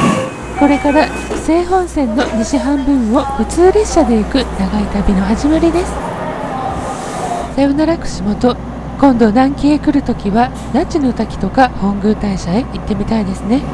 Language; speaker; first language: Japanese; native; Japanese